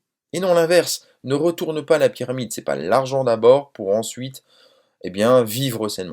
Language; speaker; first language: French; native; French